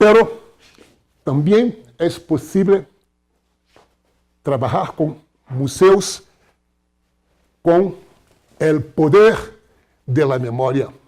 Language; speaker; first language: Spanish; non-native, fluent; Portuguese